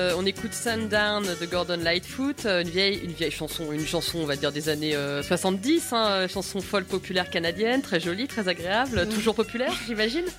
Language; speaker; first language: French; native; French